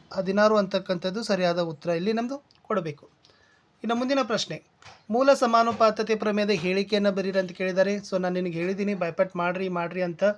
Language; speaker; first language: Kannada; native; Kannada